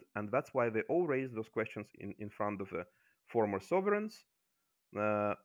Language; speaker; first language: English; non-native, fluent; Azerbaijani